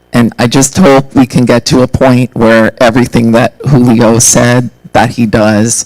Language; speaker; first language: English; native; English